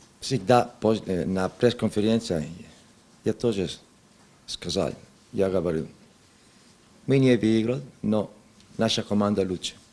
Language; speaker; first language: Russian; non-native, learner; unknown